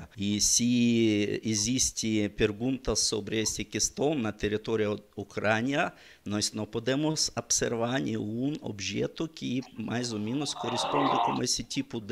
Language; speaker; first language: Portuguese; non-native, learner; Russian